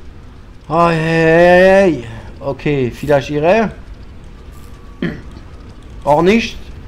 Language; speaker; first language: German; non-native, fluent; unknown